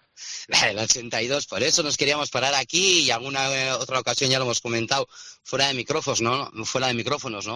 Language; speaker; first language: Spanish; native; Spanish